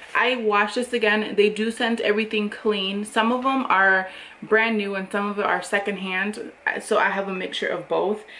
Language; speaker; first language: English; native; English